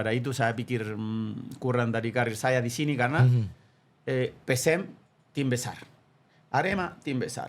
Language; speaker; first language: Indonesian; non-native, fluent; Spanish